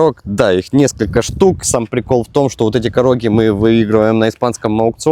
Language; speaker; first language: Russian; native; Russian